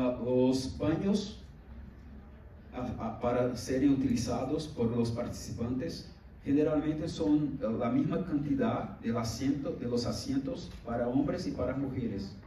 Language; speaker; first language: Spanish; non-native, fluent; Portuguese